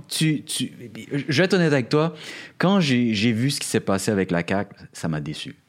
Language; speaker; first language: French; native; French